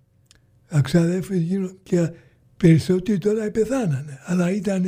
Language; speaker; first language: Greek; early bilingual, other home language; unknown